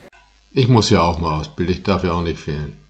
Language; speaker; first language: German; native; German